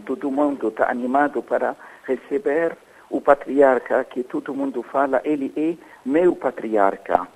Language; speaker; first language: Portuguese; non-native, fluent; Arabic